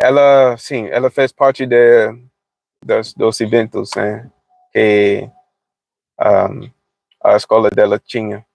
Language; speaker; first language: Portuguese; non-native, fluent; English